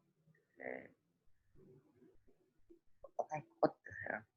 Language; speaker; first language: English; non-native, learner; Indonesian